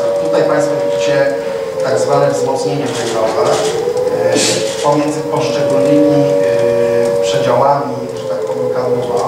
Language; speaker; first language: Polish; native; Polish